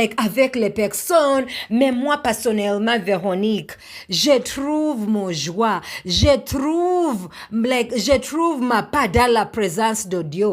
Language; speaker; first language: French; non-native, learner; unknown